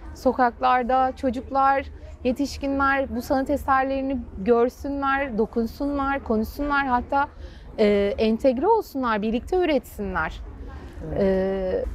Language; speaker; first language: Turkish; native; Turkish